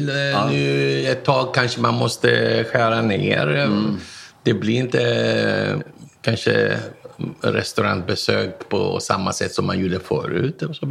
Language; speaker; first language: Swedish; non-native, fluent; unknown